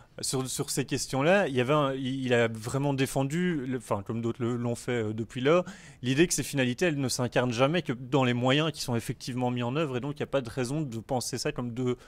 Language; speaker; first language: French; native; French